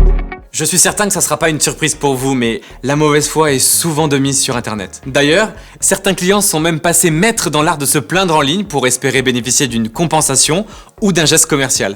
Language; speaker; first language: French; native; French